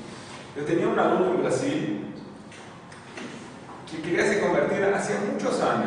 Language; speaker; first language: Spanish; non-native, fluent; Portuguese